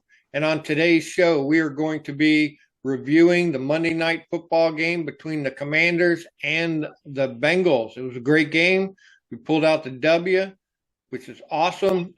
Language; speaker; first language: English; native; English